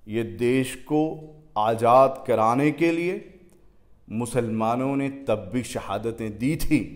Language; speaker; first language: Hindi; native; Hindi